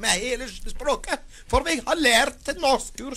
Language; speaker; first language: Norwegian; non-native, learner; Turkish